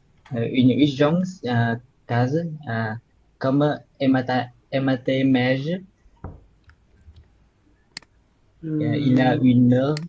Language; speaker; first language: French; non-native, learner; Vietnamese